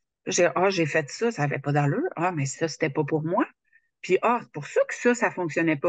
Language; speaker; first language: French; native; French